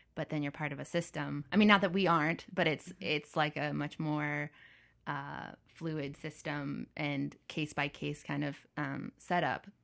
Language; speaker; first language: English; native; English